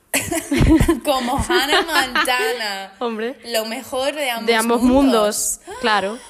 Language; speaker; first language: Spanish; non-native, fluent; English